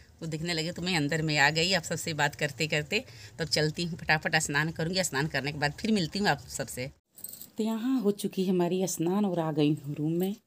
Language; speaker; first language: Hindi; native; Hindi